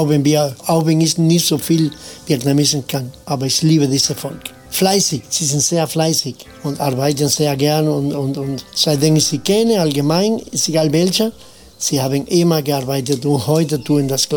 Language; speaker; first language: German; non-native, fluent; Spanish